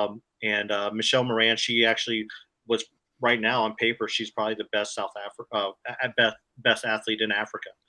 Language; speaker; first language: English; native; English